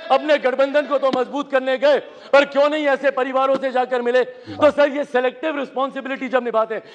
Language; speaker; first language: Hindi; native; Hindi